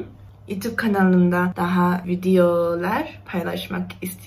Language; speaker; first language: Turkish; non-native, learner; Korean